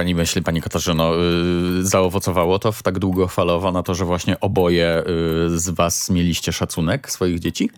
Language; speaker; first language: Polish; native; Polish